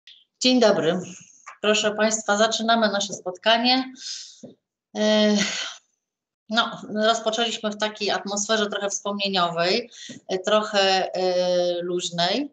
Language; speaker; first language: Polish; native; Polish